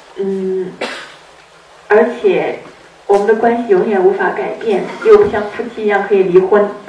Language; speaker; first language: Chinese; native; Chinese